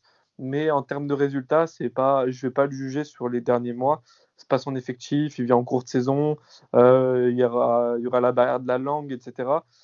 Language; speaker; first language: French; native; French